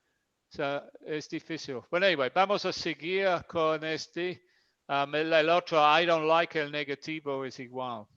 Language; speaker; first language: Spanish; non-native, fluent; English